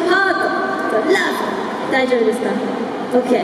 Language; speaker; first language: Japanese; non-native, fluent; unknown